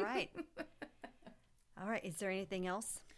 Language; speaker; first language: English; native; English